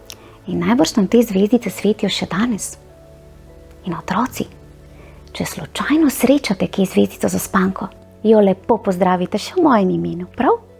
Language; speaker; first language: Slovenian; native; Slovenian